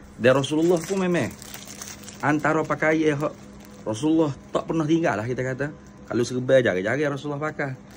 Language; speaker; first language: Malay; native; Malay